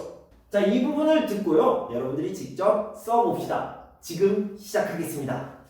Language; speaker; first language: Korean; native; Korean